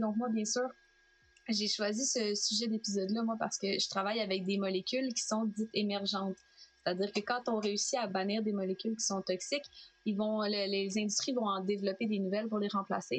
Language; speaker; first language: French; native; French